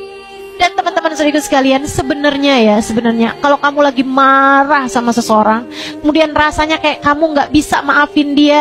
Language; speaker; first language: Indonesian; native; Indonesian